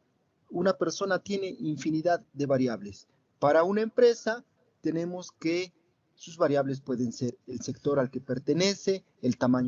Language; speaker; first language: Spanish; native; Spanish